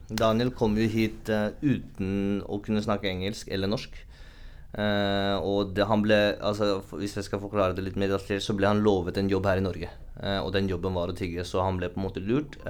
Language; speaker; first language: Norwegian; native; Norwegian